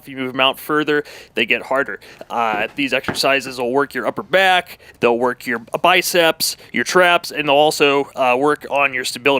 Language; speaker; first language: English; native; English